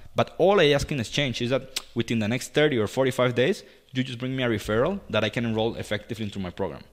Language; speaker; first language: English; non-native, fluent; Spanish